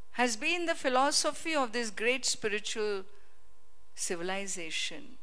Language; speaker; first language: English; non-native, local second language; Hindi